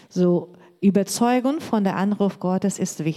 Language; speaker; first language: German; non-native, learner; Portuguese